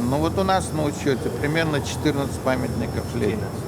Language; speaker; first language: Russian; native; Russian